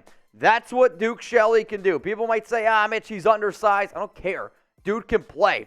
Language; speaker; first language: English; native; English